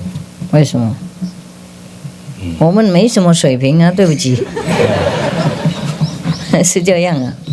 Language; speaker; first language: Chinese; non-native, fluent; Vietnamese